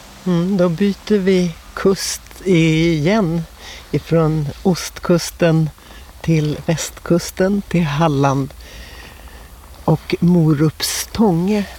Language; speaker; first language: Swedish; native; Swedish